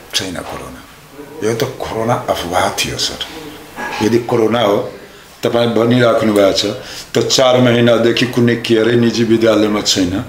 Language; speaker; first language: Nepali; non-native, local second language; Maithili